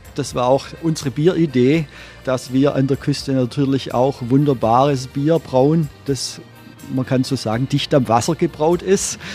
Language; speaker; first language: German; native; German